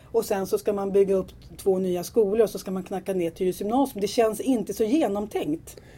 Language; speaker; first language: Swedish; native; Swedish